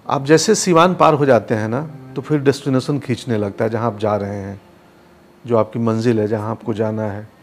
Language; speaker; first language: Hindi; native; Hindi